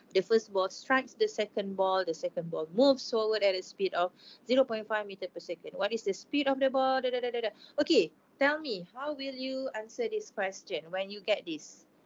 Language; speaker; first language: English; non-native, local second language; Malay